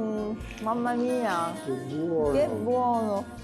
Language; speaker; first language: Italian; non-native, learner; Korean